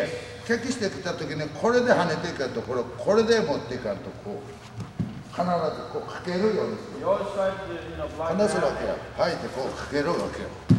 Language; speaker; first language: Japanese; native; Japanese